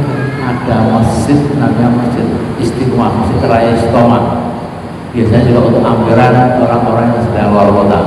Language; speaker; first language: Indonesian; non-native, local second language; Javanese